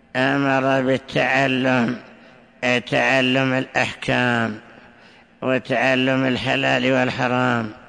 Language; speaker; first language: Arabic; native; Arabic